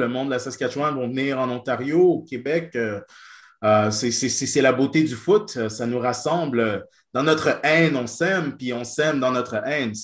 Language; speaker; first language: French; native; French